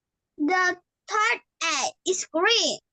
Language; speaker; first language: English; non-native, learner; Vietnamese